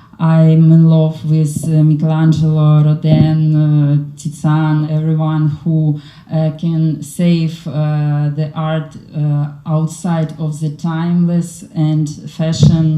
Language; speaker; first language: English; non-native, learner; Ukrainian